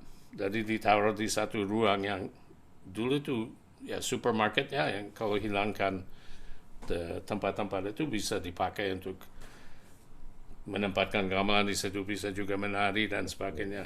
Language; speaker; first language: Indonesian; non-native, fluent; English